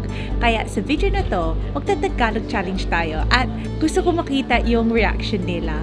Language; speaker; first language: Filipino; early bilingual, heritage; Filipino